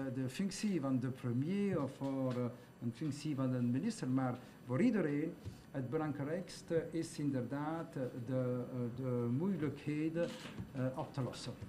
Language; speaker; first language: Dutch; non-native, local second language; French